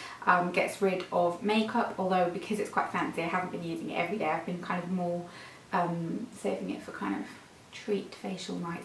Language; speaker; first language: English; native; English